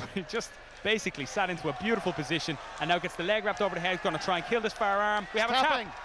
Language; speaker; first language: English; native; English